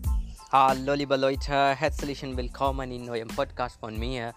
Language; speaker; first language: German; non-native, learner; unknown